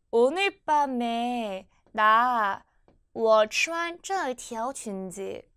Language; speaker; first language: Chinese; non-native, fluent; Korean